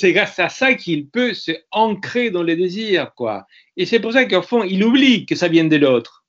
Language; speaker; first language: French; non-native, fluent; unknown